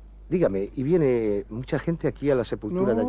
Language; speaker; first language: Spanish; native; Spanish